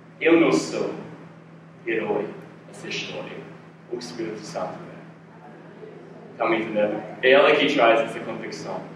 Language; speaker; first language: Portuguese; non-native, fluent; English